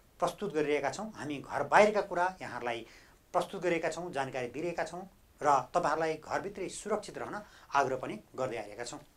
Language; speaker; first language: Nepali; native; Nepali